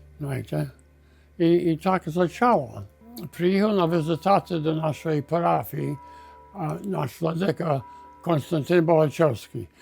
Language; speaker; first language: Ukrainian; early bilingual, heritage; Ukrainian